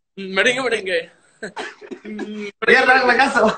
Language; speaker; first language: English; non-native, fluent; Italian